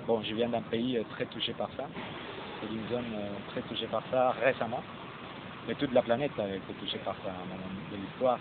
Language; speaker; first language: French; non-native, fluent; Spanish